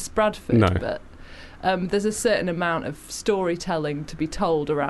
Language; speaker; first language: English; native; English